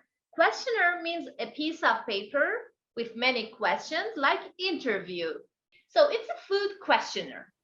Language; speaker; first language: English; non-native, fluent; Persian